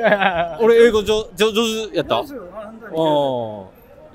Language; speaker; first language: Japanese; native; Japanese